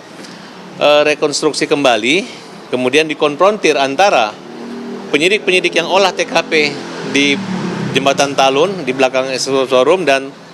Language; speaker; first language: Indonesian; native; Indonesian